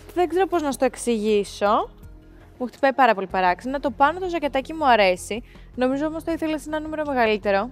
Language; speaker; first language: Greek; native; Greek